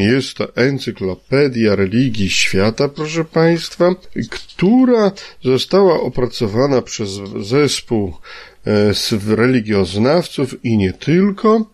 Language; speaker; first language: Polish; native; Polish